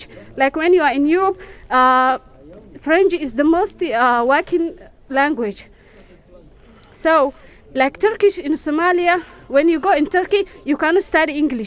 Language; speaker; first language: English; non-native, fluent; Somali